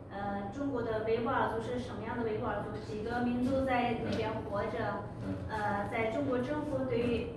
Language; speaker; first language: Chinese; non-native, local second language; Uyghur